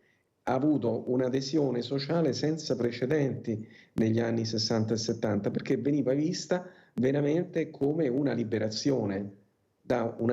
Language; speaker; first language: Italian; native; Italian